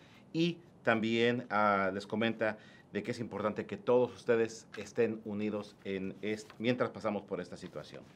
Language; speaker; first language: Spanish; native; Spanish